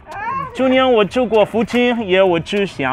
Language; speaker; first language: Chinese; non-native, learner; Spanish